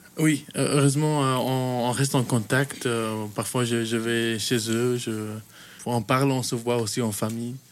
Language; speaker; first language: French; early bilingual, heritage; French